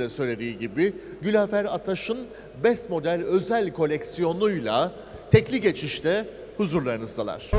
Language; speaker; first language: Turkish; native; Turkish